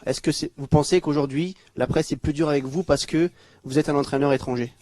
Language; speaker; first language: French; native; French